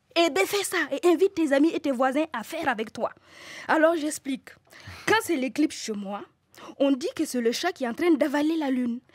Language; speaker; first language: French; non-native, local second language; Mossi